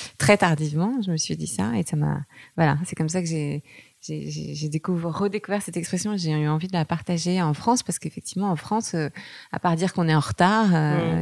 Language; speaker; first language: French; native; French